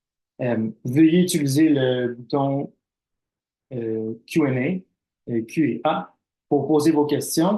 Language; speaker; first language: French; native; French